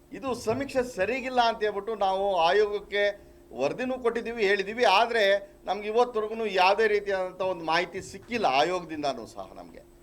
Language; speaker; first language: Kannada; non-native, local second language; Marathi